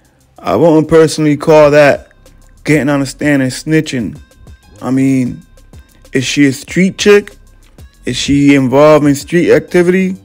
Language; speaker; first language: English; native; English